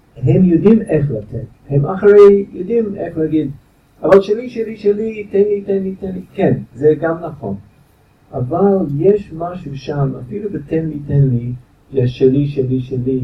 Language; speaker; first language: Hebrew; non-native, fluent; English